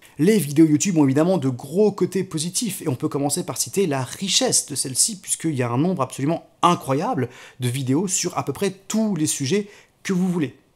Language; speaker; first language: French; native; French